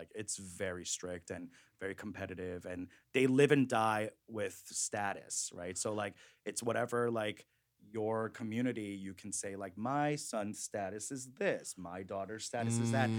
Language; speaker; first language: English; early bilingual, other home language; Korean